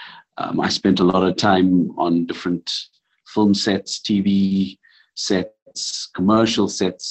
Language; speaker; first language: English; native; English